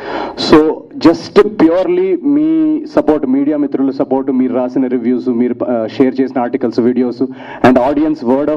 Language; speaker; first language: Telugu; native; Telugu